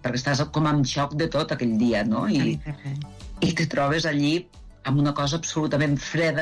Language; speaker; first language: Catalan; native; Catalan